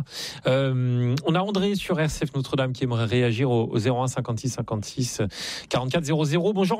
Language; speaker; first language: French; native; French